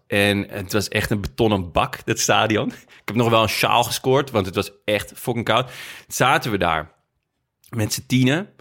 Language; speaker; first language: Dutch; native; Dutch